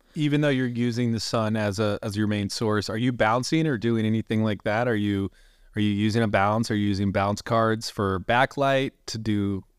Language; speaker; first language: English; native; English